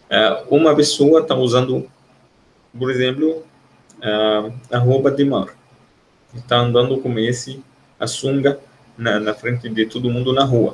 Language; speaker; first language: Portuguese; non-native, fluent; Arabic